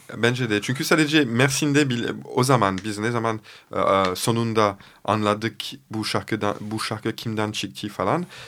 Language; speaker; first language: Turkish; non-native, fluent; French